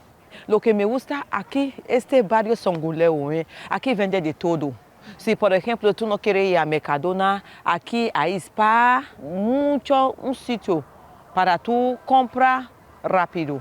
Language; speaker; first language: Spanish; non-native, learner; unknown